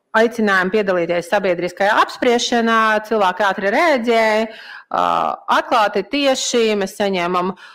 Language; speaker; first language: Latvian; non-native, local second language; Russian